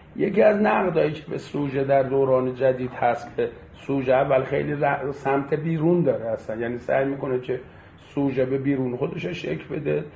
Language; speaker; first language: Persian; native; Persian